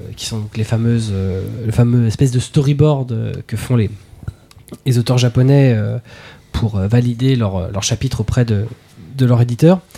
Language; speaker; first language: French; native; French